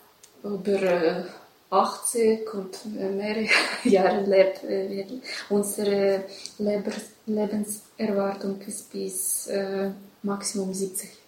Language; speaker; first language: German; non-native, learner; Russian